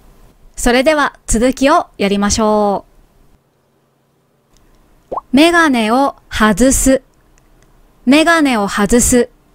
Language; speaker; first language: Japanese; native; Japanese